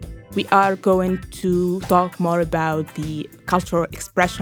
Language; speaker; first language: English; non-native, fluent; Arabic